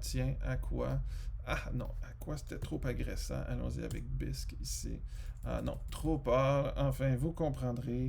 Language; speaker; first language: French; native; French